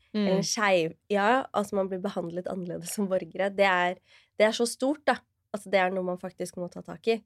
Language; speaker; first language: Norwegian; early bilingual, other home language; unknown